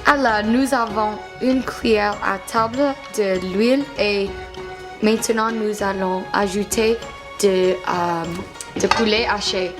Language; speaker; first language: French; non-native, learner; English